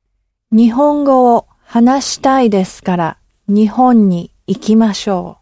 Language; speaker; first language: Japanese; non-native, learner; English